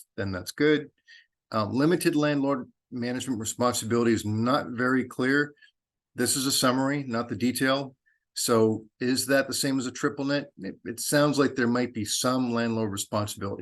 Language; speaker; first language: English; native; English